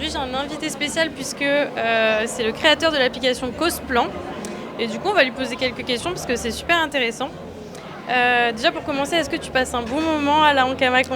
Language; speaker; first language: French; native; French